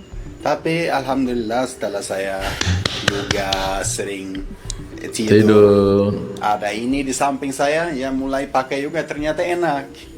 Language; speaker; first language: Indonesian; non-native, fluent; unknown